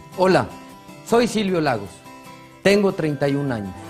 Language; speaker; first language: Spanish; native; Spanish